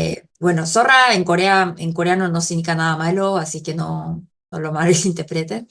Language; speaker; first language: Spanish; non-native, fluent; Korean